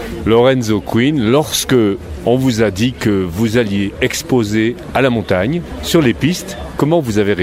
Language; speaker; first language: French; native; French